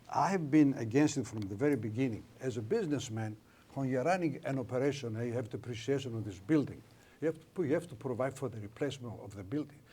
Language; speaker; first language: English; non-native, fluent; Greek